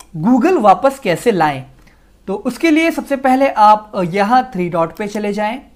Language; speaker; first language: Hindi; native; Hindi